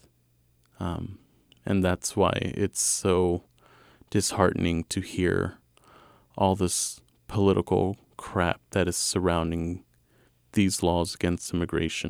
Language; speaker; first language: English; native; English